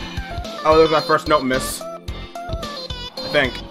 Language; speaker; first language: English; native; English